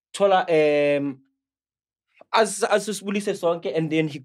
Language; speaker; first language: English; non-native, local second language; Zulu